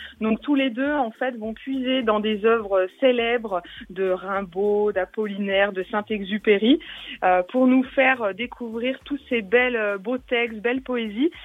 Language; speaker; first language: French; native; French